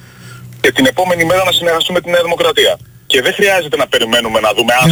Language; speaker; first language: Greek; native; Greek